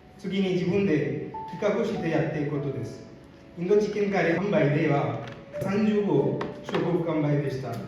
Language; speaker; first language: Japanese; non-native, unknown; Hindi